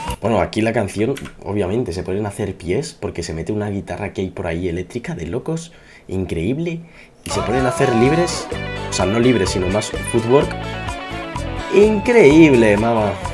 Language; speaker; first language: Spanish; native; Spanish